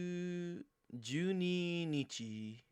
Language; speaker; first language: Japanese; non-native, learner; English